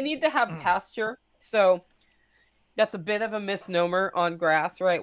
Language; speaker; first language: English; native; English